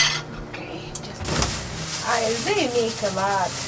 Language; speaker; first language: English; non-native, learner; Russian